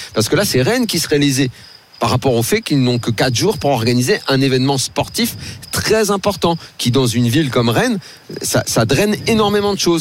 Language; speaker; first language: French; native; French